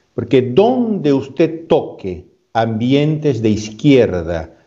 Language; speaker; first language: Spanish; native; Spanish